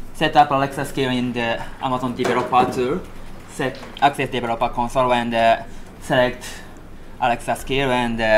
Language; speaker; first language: English; non-native, learner; Japanese